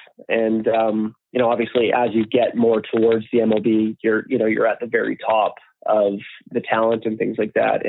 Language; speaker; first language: English; native; English